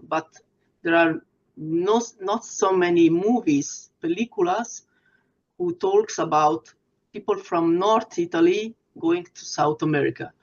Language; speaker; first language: English; non-native, fluent; Italian